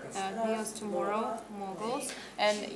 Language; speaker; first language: English; non-native, learner; Russian